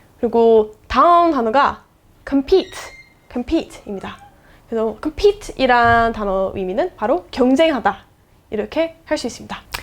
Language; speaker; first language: Korean; non-native, fluent; English